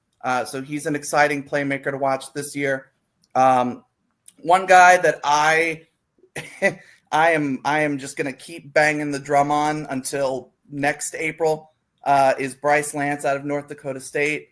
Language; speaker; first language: English; native; English